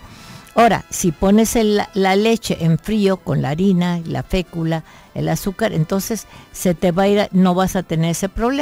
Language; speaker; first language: Spanish; native; Spanish